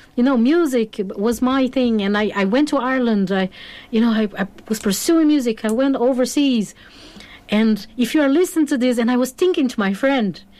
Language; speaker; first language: English; non-native, fluent; Portuguese